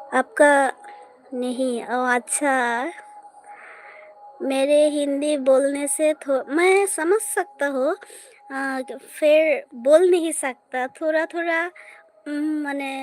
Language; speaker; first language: Hindi; non-native, local second language; Bangla